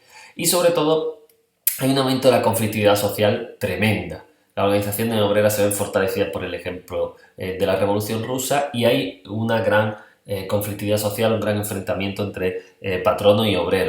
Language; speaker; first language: Spanish; native; Spanish